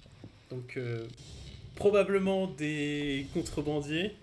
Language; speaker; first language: French; native; French